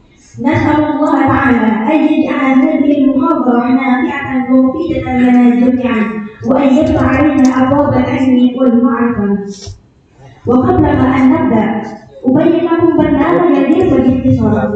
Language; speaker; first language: Arabic; non-native, learner; Indonesian